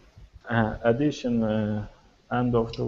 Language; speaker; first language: English; non-native, learner; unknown